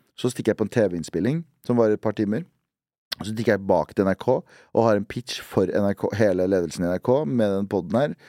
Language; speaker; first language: Norwegian; early bilingual, other home language; Central Kurdish